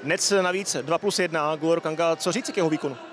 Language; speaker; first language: Czech; native; Czech